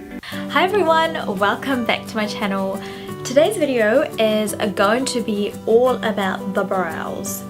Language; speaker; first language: English; non-native, local second language; Sinhala